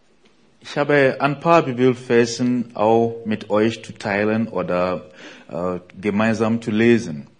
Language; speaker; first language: German; non-native, fluent; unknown